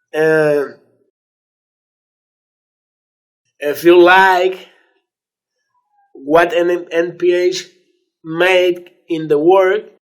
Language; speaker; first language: English; non-native, learner; Spanish